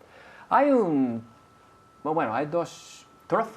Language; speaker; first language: Spanish; non-native, fluent; English